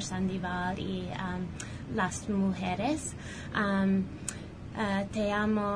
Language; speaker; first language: Spanish; non-native, learner; English